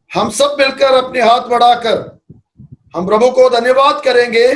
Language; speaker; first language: Hindi; non-native, local second language; Malayalam